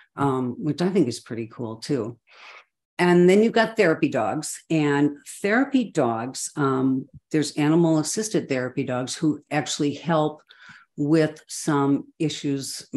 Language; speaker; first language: English; native; English